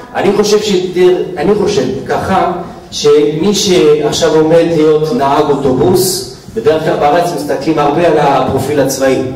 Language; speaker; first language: Hebrew; non-native, fluent; French